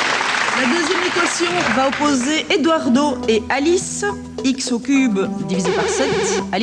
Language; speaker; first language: French; native; French